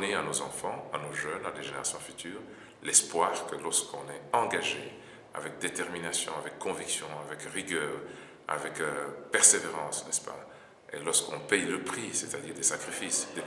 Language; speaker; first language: French; non-native, local second language; Lingala